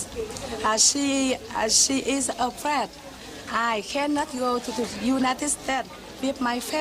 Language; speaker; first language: English; non-native, learner; Vietnamese